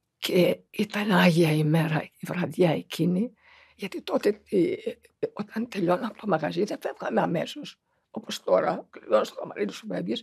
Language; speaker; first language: Greek; early bilingual, heritage; Greek